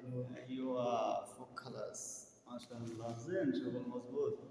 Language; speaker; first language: Arabic; non-native, learner; Bangla